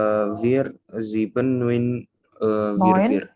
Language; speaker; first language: German; non-native, learner; Indonesian